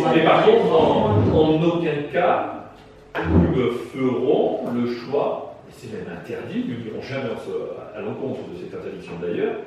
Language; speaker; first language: French; native; French